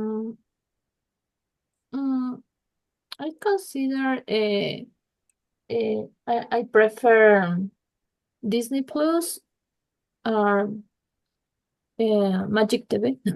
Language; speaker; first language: English; non-native, learner; Spanish